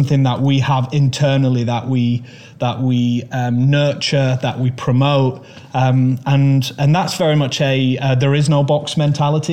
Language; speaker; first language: English; native; English